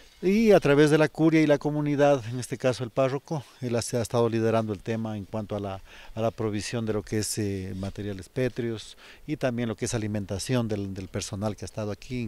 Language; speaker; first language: Spanish; native; Spanish